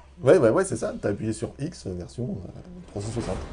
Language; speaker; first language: French; native; French